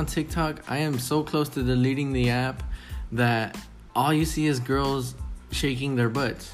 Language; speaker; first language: English; native; English